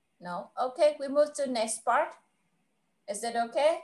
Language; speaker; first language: English; non-native, fluent; Vietnamese